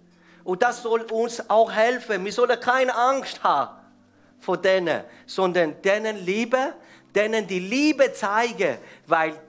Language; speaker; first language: German; non-native, fluent; Persian